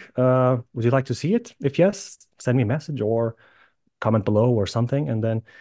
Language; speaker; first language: English; non-native, fluent; Portuguese